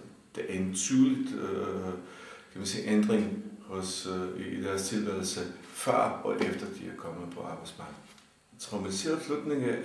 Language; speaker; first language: Danish; non-native, fluent; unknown